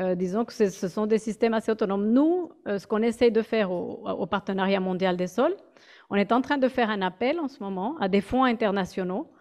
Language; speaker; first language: French; non-native, fluent; Spanish